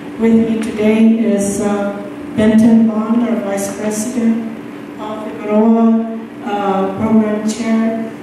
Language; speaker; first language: English; native; English